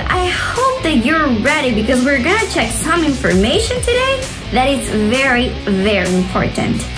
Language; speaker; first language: English; non-native, fluent; Spanish